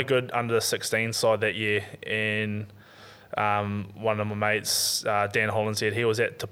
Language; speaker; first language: English; native; English